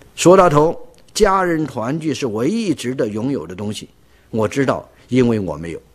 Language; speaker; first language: Chinese; native; Chinese